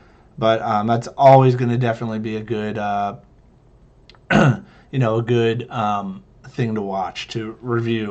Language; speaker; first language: English; native; English